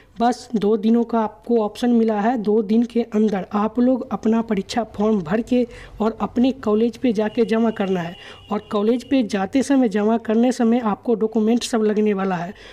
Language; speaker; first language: Hindi; native; Hindi